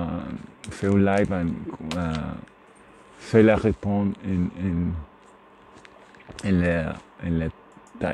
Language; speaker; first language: French; non-native, learner; Spanish